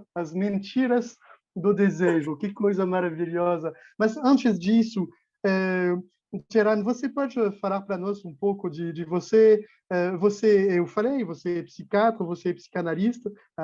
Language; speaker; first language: Portuguese; non-native, fluent; French